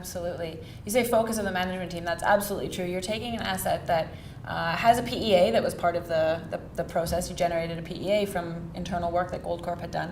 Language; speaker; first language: English; native; English